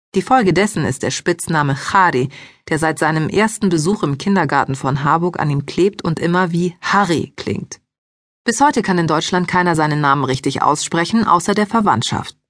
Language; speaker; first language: German; early bilingual, other home language; Greek